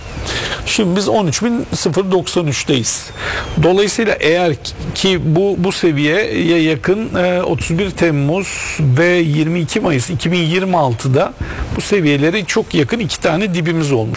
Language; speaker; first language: Turkish; native; Turkish